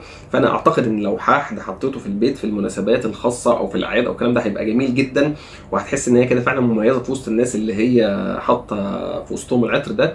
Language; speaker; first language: Arabic; native; Arabic